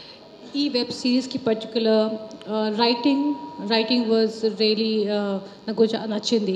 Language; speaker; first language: Telugu; non-native, local second language; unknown